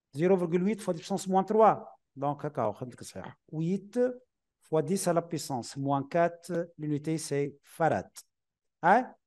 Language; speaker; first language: French; non-native, local second language; Arabic